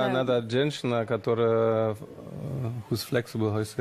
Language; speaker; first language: Russian; non-native, learner; German